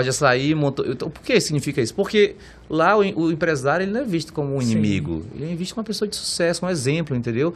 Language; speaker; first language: Portuguese; native; Portuguese